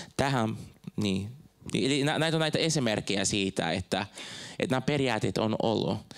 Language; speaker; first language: Finnish; non-native, fluent; Portuguese